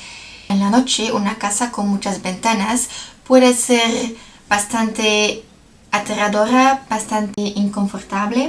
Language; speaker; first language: Spanish; non-native, learner; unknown